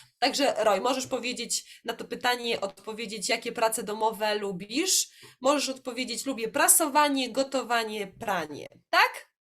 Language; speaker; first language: Polish; native; Polish